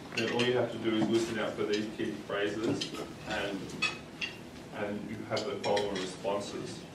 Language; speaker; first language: English; native; English